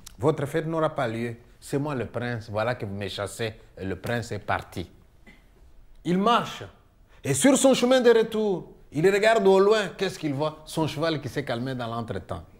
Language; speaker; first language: French; non-native, local second language; Luba-Lulua